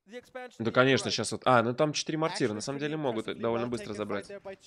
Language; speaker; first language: Russian; native; Russian